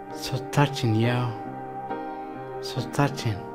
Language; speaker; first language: English; non-native, learner; Arabic